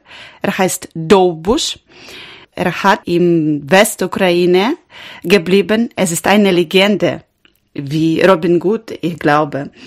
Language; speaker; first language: German; non-native, learner; Ukrainian